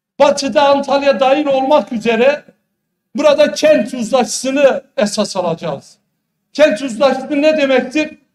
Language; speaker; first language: Turkish; non-native, local second language; Kurdish